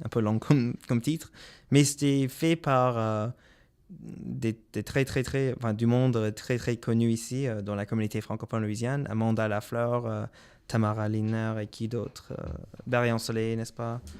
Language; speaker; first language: French; non-native, local second language; English